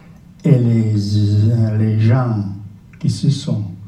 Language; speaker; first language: French; non-native, fluent; Czech